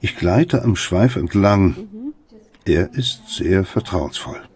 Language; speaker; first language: German; native; German